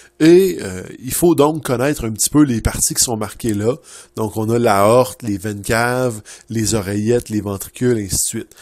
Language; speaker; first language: French; native; French